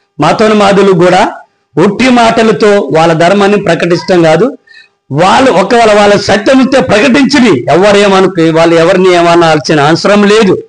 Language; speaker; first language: Telugu; non-native, local second language; Koya